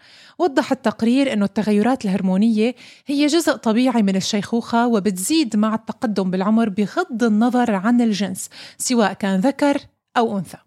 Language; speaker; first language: Arabic; native; Arabic